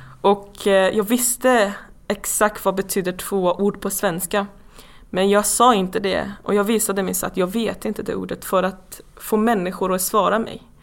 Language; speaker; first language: Swedish; non-native, fluent; Persian